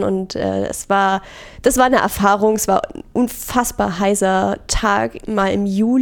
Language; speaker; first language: German; native; German